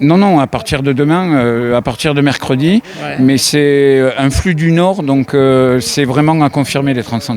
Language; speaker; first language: French; native; French